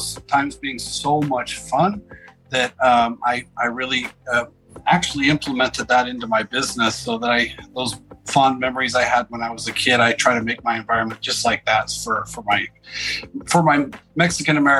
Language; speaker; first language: English; native; English